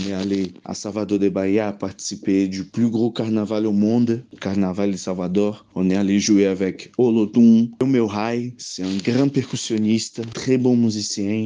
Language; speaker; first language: French; non-native, fluent; Portuguese